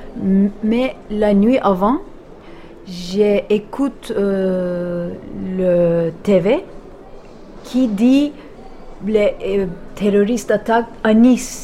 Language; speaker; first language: French; non-native, learner; Turkish